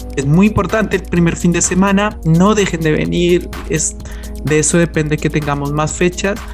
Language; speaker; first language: Spanish; native; Spanish